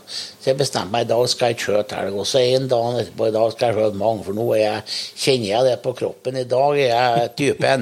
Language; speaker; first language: Norwegian; native; Norwegian